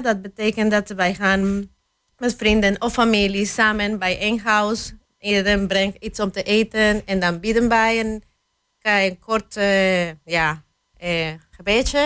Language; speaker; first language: Dutch; non-native, fluent; Spanish